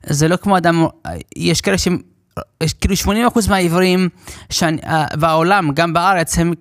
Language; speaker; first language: Hebrew; early bilingual, other home language; English